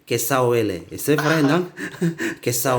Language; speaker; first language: French; non-native, learner; Indonesian